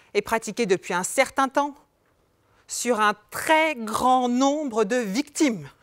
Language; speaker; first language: French; native; French